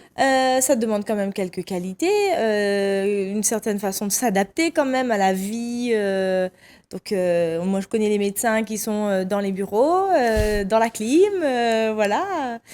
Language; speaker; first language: French; native; French